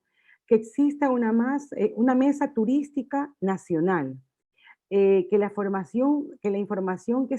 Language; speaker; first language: Spanish; native; Spanish